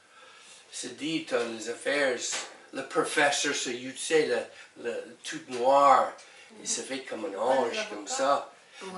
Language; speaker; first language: French; non-native, learner; English